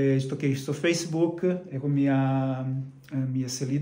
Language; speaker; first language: Greek; non-native, fluent; Portuguese